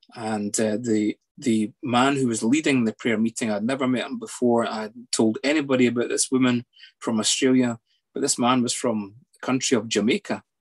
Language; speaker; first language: English; native; English